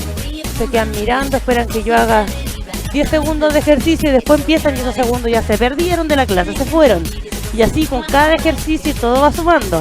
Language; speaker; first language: Spanish; native; Spanish